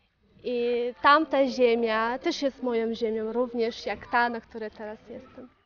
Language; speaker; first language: Polish; early bilingual, heritage; Polish